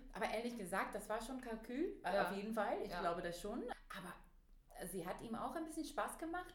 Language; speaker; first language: German; non-native, fluent; English